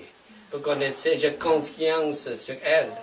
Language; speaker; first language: French; non-native, fluent; Vietnamese